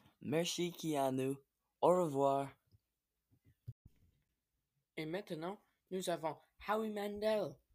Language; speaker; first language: French; non-native, learner; English